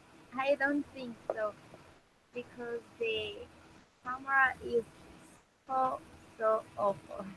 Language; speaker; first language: English; non-native, learner; Spanish